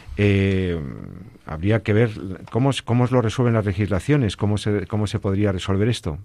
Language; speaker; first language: Spanish; native; Spanish